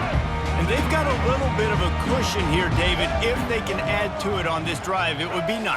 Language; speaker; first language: English; native; English